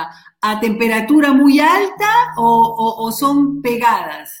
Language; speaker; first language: Spanish; native; Spanish